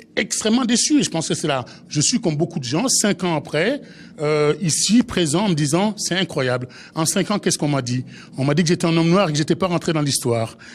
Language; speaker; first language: French; native; French